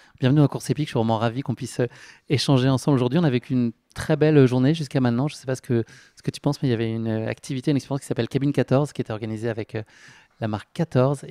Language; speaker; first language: French; native; French